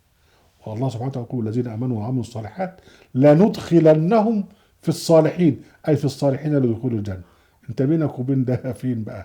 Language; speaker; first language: Arabic; native; Arabic